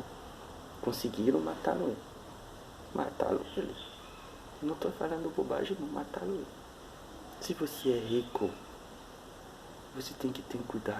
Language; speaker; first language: Portuguese; non-native, fluent; Haitian Creole